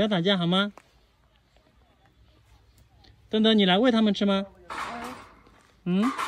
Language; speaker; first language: Chinese; native; Chinese